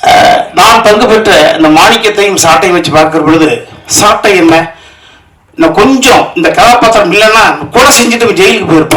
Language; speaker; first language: Tamil; native; Tamil